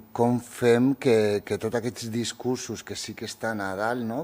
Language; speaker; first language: Catalan; early bilingual, other home language; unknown